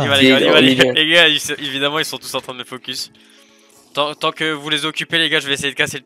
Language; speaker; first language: French; native; French